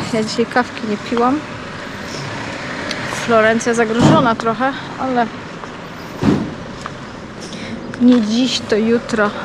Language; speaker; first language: Polish; native; Polish